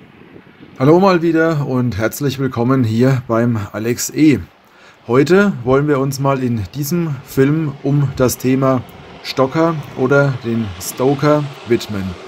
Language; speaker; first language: German; native; German